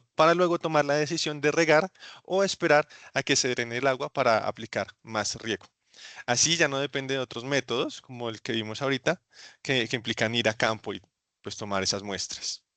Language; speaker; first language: Spanish; native; Spanish